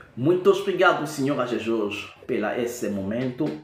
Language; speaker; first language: Portuguese; non-native, learner; French